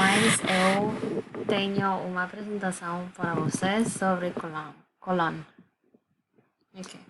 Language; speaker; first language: Portuguese; non-native, learner; Spanish